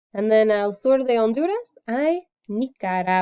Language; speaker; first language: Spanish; non-native, fluent; English